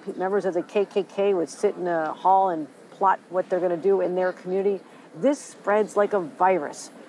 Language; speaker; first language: English; native; English